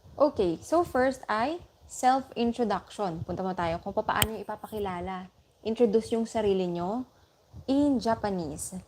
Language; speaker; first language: Filipino; native; Filipino